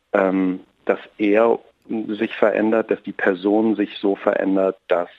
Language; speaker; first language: German; native; German